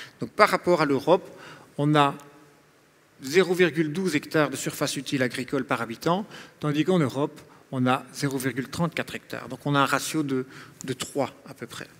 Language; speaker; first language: French; native; French